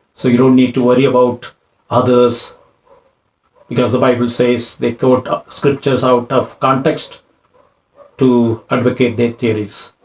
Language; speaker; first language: English; non-native, local second language; Tamil